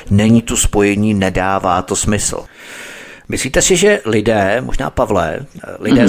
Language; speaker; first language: Czech; native; Czech